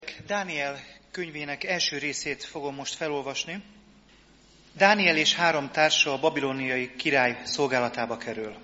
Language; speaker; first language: Hungarian; native; Hungarian